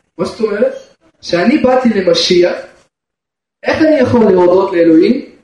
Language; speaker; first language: Hebrew; non-native, fluent; Russian